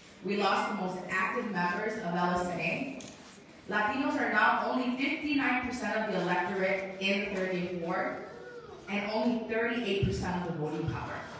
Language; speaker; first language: English; early bilingual, other home language; Spanish